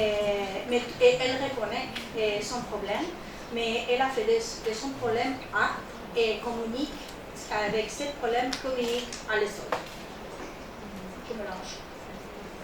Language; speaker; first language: French; non-native, learner; Spanish